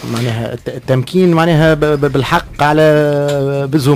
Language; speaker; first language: Arabic; native; Arabic